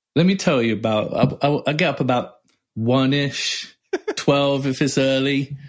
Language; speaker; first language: English; native; English